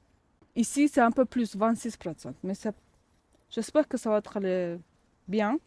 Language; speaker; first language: French; non-native, learner; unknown